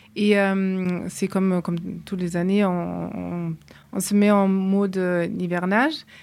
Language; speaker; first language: French; non-native, fluent; German